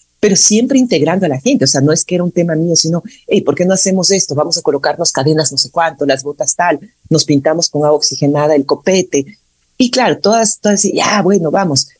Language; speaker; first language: Spanish; native; Spanish